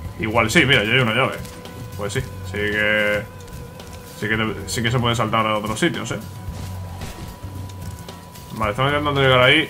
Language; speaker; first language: Spanish; native; Spanish